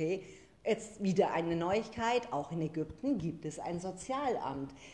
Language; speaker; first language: German; native; German